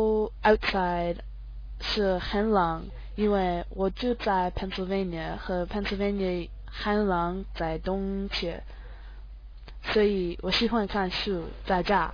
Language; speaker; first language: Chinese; non-native, learner; English